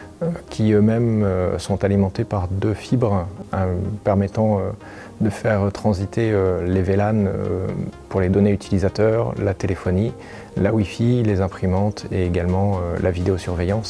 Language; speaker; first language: French; native; French